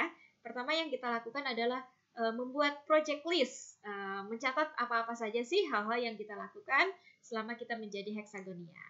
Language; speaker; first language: Indonesian; native; Indonesian